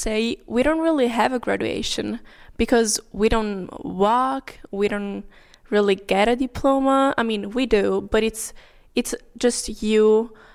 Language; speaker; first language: English; non-native, fluent; Italian